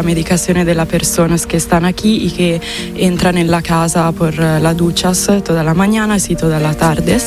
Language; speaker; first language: Spanish; non-native, fluent; Italian